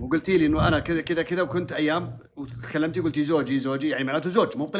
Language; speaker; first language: Arabic; native; Arabic